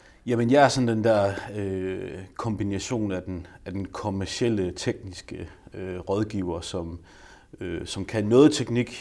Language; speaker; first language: Danish; native; Danish